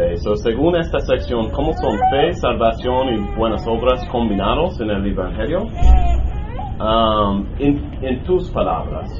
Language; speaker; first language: Spanish; non-native, learner; English